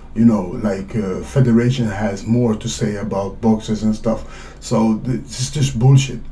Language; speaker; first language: English; non-native, fluent; Swedish